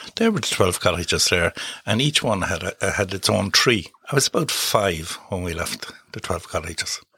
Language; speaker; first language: English; native; English